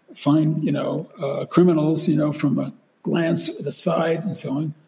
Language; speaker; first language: English; native; English